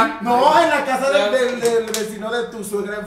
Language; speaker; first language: Spanish; native; Spanish